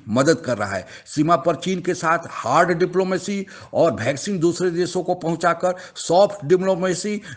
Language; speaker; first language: Hindi; native; Hindi